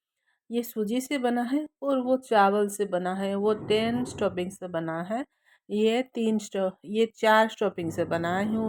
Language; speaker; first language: Hindi; non-native, local second language; Odia